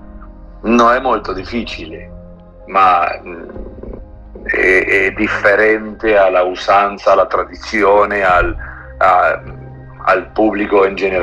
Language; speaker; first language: Italian; non-native, learner; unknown